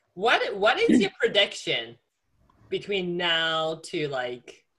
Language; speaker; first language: English; non-native, fluent; Japanese